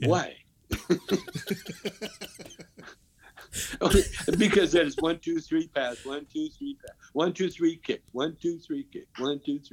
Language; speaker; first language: English; native; English